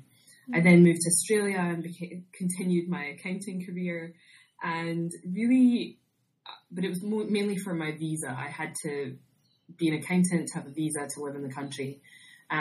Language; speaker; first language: English; native; English